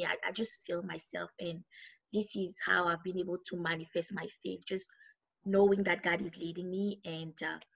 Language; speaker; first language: English; non-native, fluent; French